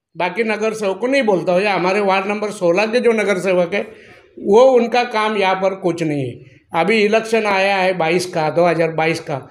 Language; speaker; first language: Hindi; non-native, local second language; Marathi